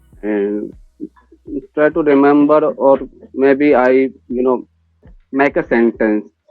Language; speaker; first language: English; non-native, learner; Hindi